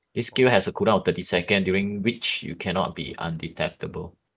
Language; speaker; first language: English; non-native, local second language; Chinese